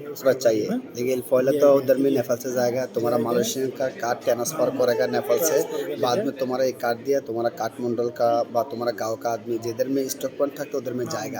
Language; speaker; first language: Hindi; non-native, learner; Bangla